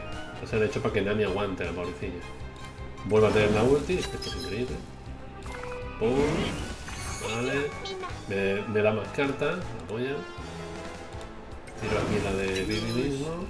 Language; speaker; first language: Spanish; native; Spanish